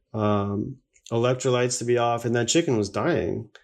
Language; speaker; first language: English; native; English